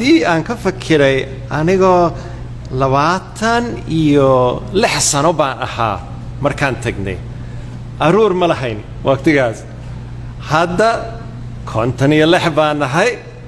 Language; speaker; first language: Somali; non-native, fluent; English